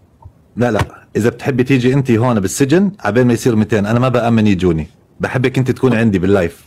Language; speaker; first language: Arabic; native; Arabic